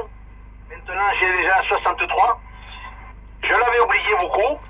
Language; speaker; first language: French; early bilingual, other home language; Spanish